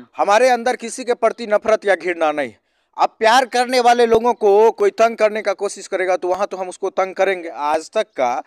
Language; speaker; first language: Hindi; native; Hindi